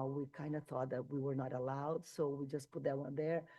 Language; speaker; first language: English; non-native, fluent; Portuguese